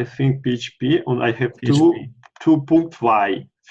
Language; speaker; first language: English; non-native, learner; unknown